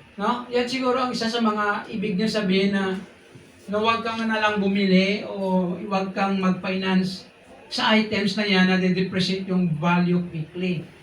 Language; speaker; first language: Filipino; non-native, local second language; Hiligaynon